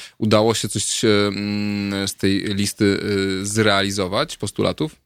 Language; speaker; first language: Polish; native; Polish